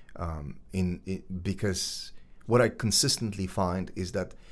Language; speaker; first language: English; non-native, fluent; Polish